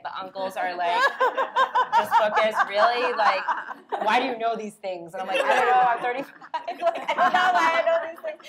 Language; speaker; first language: English; native; English